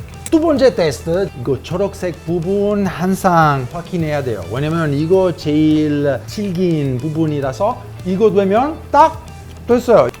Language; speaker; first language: Korean; non-native, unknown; Italian